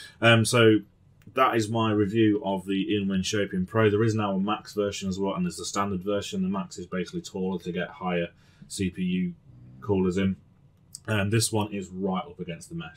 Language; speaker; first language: English; native; English